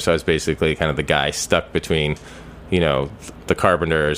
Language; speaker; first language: English; native; English